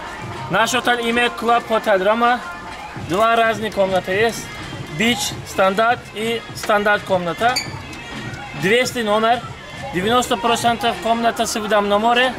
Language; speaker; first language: Russian; non-native, learner; Turkish